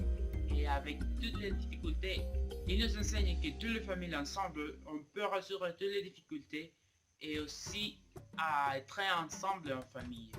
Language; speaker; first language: French; non-native, learner; Spanish